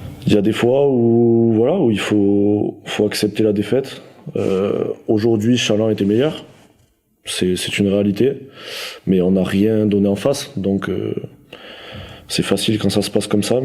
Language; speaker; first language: French; native; French